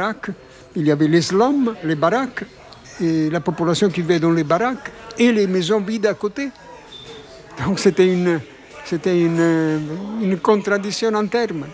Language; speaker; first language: French; non-native, fluent; Italian